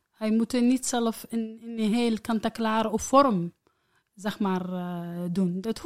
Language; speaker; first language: Dutch; non-native, learner; Arabic